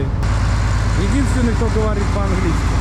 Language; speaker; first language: Russian; native; Russian